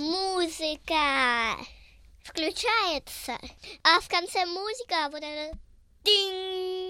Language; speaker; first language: Russian; early bilingual, heritage; Russian